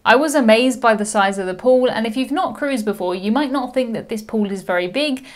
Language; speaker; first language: English; native; English